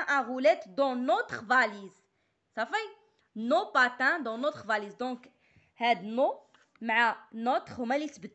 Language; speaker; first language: French; non-native, local second language; Arabic